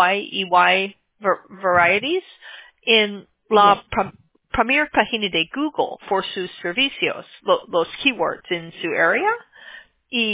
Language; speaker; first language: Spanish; non-native, learner; English